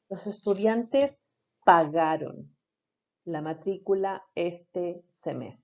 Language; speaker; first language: Spanish; non-native, fluent; English